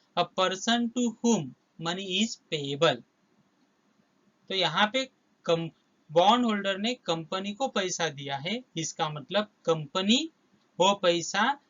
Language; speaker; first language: Hindi; non-native, local second language; Marathi